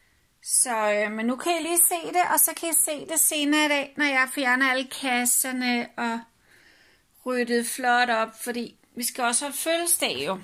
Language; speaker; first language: Danish; native; Danish